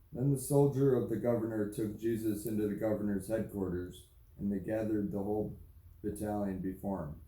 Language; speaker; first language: English; native; English